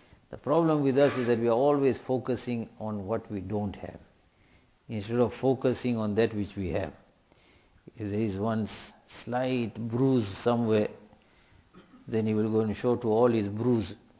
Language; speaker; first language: English; native; English